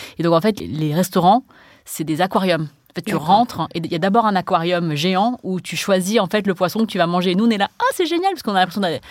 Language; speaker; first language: French; early bilingual, other home language; Chinese